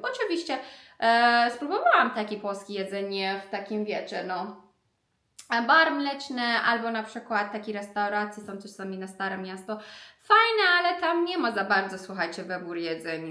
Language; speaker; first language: Polish; non-native, learner; Persian